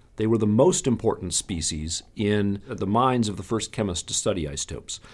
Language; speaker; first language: English; native; English